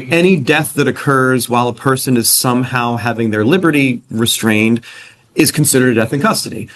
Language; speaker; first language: English; native; English